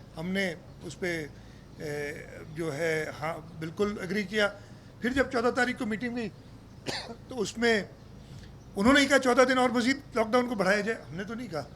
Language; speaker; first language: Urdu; non-native, local second language; Sindhi